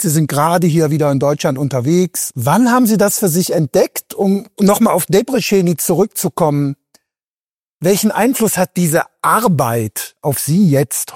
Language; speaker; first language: German; native; German